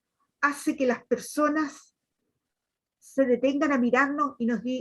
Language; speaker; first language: Spanish; native; Spanish